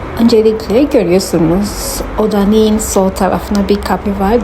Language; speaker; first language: Turkish; non-native, fluent; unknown